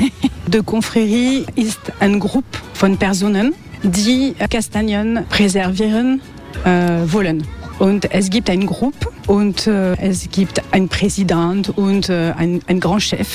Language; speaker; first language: German; non-native, learner; French